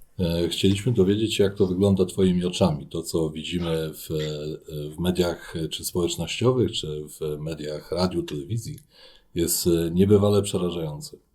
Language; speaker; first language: Polish; native; Polish